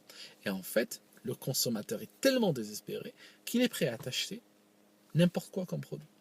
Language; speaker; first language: French; non-native, local second language; Arabic